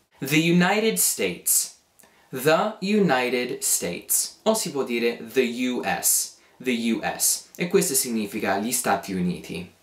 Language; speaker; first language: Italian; non-native, fluent; English